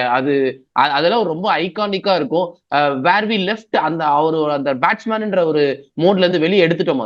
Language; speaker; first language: Tamil; native; Tamil